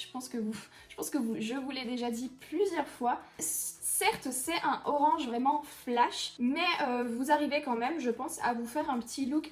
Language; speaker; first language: French; native; French